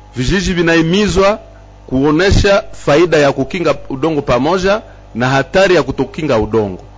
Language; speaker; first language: Swahili; native; Swahili